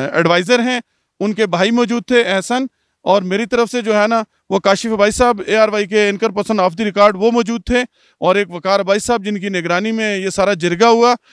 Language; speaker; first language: Urdu; non-native, local second language; Punjabi